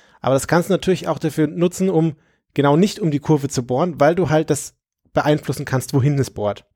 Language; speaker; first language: German; native; German